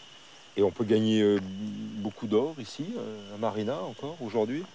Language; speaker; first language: French; native; French